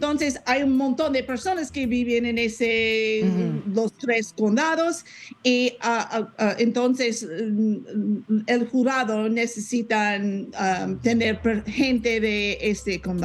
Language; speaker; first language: Spanish; non-native, learner; English